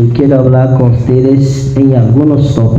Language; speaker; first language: Spanish; native; Spanish